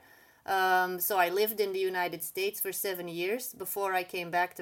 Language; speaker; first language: English; non-native, fluent; Dutch